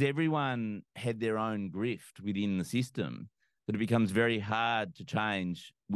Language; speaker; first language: English; native; English